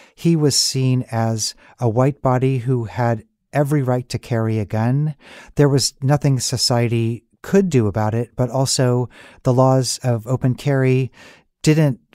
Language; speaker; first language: English; native; English